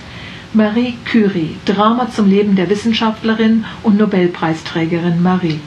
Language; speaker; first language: German; native; German